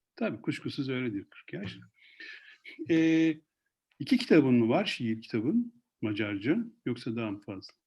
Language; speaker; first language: Turkish; native; Turkish